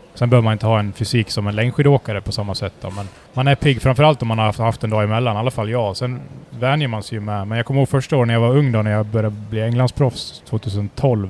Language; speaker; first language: Swedish; native; Swedish